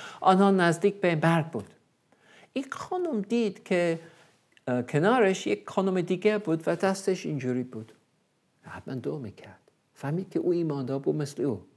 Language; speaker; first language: Persian; non-native, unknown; English